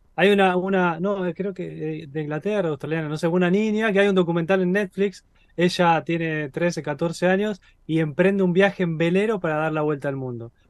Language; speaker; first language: Spanish; native; Spanish